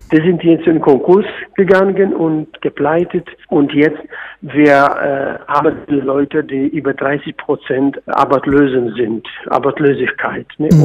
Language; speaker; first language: German; non-native, fluent; Polish